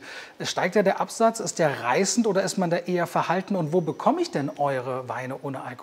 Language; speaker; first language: German; native; German